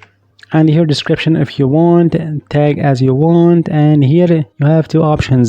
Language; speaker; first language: English; non-native, fluent; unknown